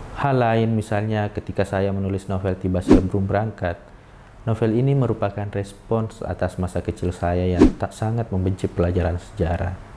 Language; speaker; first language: Indonesian; non-native, local second language; Buginese